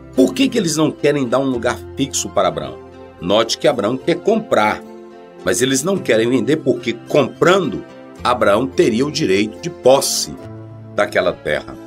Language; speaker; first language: Portuguese; native; Portuguese